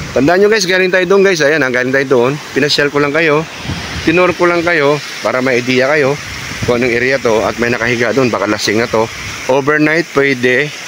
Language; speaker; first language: Filipino; non-native, local second language; Cebuano